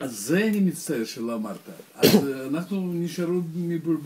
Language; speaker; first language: Hebrew; non-native, learner; Russian